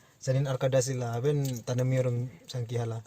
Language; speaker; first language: Turkish; non-native, learner; Indonesian